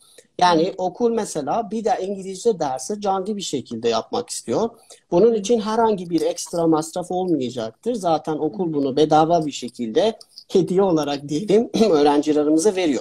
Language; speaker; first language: Turkish; non-native, fluent; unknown